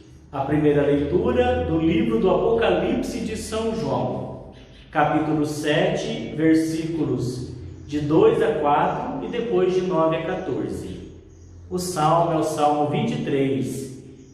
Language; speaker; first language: Portuguese; native; Portuguese